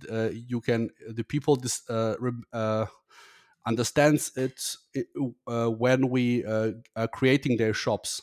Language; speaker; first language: English; non-native, fluent; German